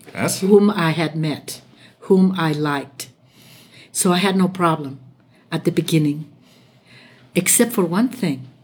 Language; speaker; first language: English; non-native, fluent; Spanish